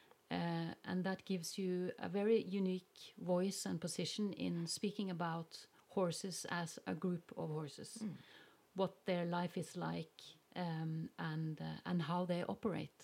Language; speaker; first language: English; non-native, fluent; Norwegian